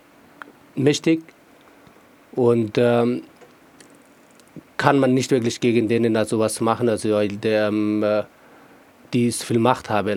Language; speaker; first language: German; non-native, fluent; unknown